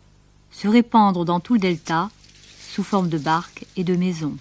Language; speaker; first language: French; native; French